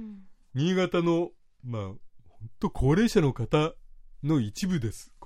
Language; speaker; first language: Japanese; native; Japanese